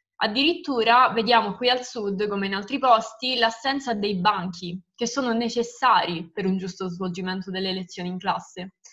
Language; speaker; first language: Italian; native; Italian